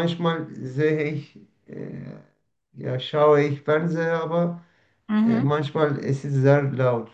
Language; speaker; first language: German; non-native, learner; Turkish